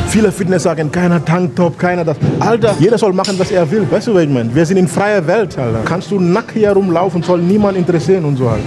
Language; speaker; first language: German; non-native, learner; Wolof